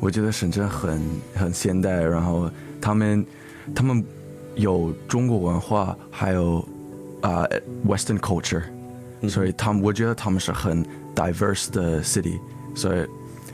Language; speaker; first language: Chinese; early bilingual, heritage; English